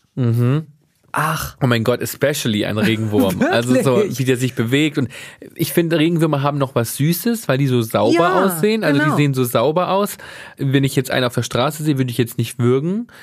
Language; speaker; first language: German; native; German